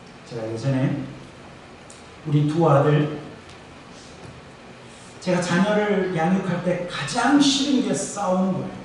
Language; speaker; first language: Korean; native; Korean